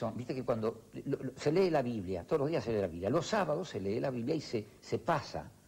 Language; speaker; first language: Spanish; early bilingual, other home language; Yiddish